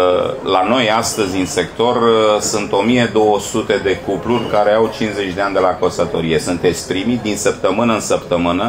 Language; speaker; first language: Romanian; native; Romanian